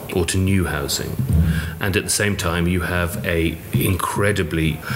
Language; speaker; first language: English; native; English